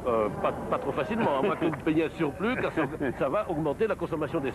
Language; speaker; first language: French; native; French